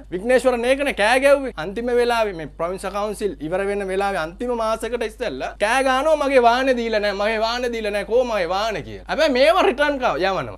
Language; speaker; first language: Sinhala; non-native, local second language; Tamil